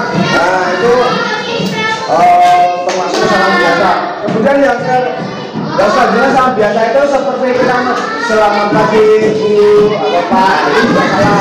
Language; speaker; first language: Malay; non-native, local second language; Javanese